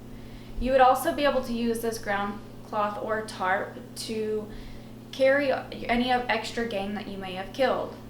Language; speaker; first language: English; native; English